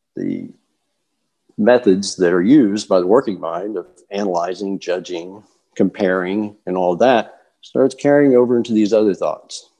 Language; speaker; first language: English; native; English